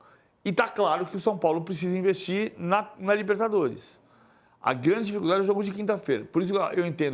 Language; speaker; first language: Portuguese; native; Portuguese